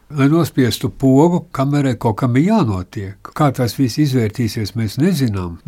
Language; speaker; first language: Latvian; native; Latvian